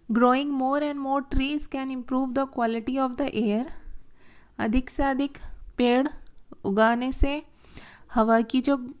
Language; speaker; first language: Hindi; native; Hindi